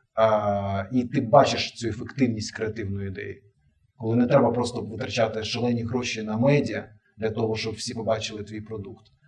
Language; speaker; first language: Ukrainian; non-native, local second language; Russian